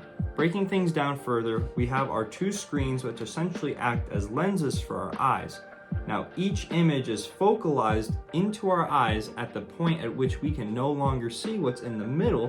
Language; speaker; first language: English; native; English